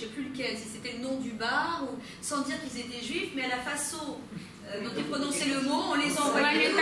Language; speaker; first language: French; native; French